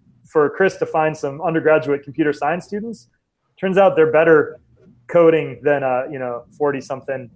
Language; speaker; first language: English; native; English